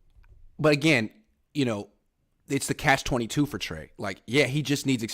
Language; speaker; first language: English; native; English